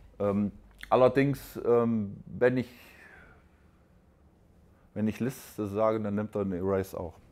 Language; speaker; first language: German; native; German